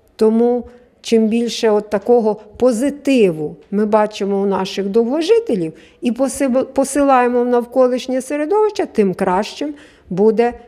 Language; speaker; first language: Ukrainian; native; Ukrainian